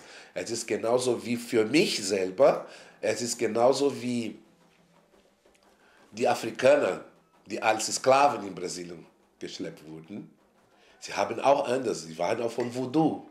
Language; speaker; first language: German; non-native, fluent; Portuguese